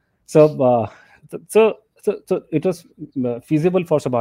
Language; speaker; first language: English; non-native, local second language; Hindi